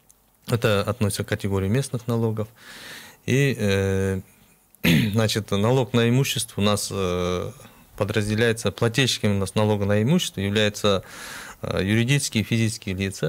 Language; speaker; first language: Russian; non-native, local second language; Kyrgyz